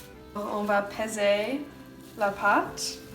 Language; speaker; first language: French; non-native, learner; English